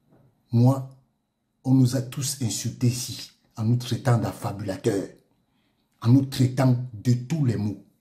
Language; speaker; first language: French; native; French